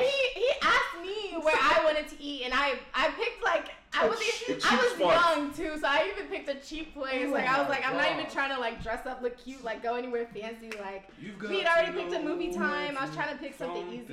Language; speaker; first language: English; native; English